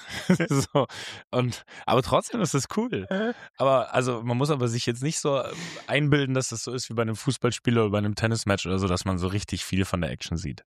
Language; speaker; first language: German; native; German